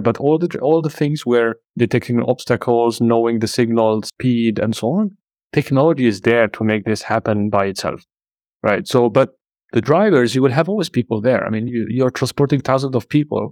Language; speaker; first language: English; non-native, fluent; Arabic